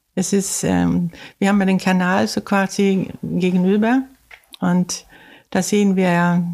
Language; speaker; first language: German; non-native, fluent; Swedish